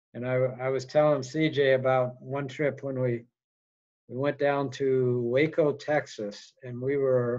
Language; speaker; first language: English; native; English